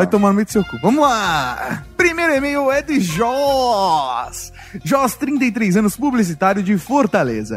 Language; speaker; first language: Portuguese; native; Portuguese